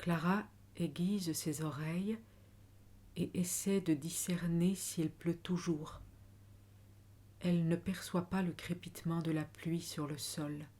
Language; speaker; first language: French; native; French